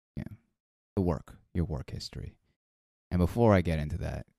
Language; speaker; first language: English; early bilingual, other home language; Filipino